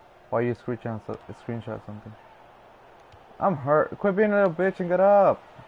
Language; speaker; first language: English; early bilingual, other home language; Spanish